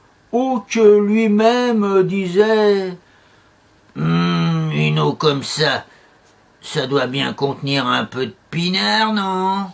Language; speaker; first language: French; native; French